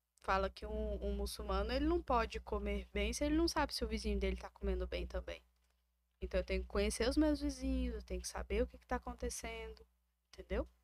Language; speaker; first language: Portuguese; native; Portuguese